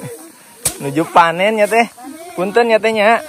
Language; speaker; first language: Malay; non-native, local second language; Sundanese